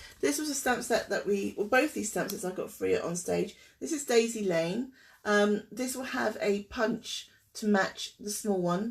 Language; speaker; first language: English; native; English